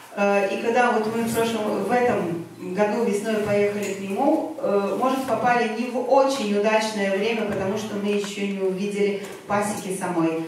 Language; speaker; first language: Russian; native; Russian